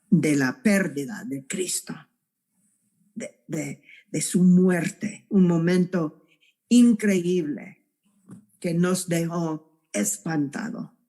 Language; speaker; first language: Spanish; non-native, fluent; English